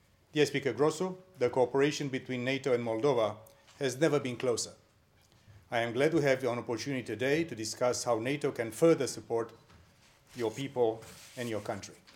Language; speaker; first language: English; non-native, fluent; Romanian